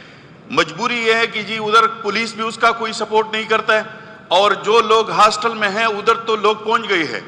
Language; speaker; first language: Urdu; non-native, local second language; Pashto